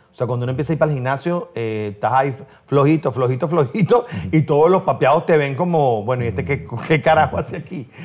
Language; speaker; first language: Spanish; native; Spanish